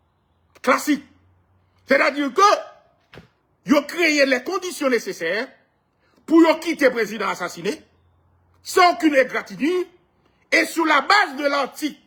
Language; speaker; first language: French; non-native, local second language; Haitian Creole